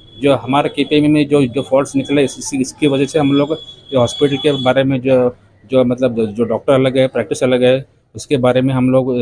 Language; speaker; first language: Hindi; non-native, local second language; Kannada